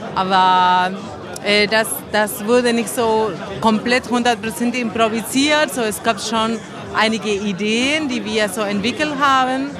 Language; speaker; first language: German; non-native, fluent; Spanish